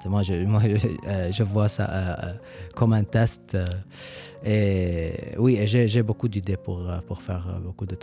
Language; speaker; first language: French; non-native, learner; Arabic